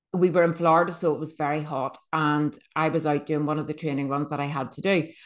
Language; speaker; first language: English; native; English